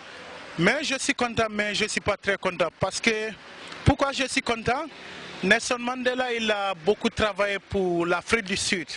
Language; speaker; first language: French; non-native, learner; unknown